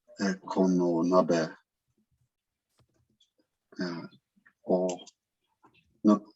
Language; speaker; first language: Japanese; non-native, learner; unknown